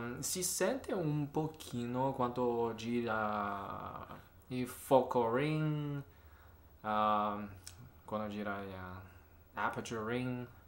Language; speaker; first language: Italian; non-native, learner; English